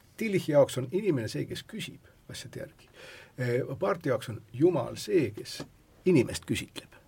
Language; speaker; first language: Estonian; native; Estonian